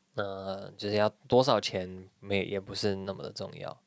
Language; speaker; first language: Chinese; native; Chinese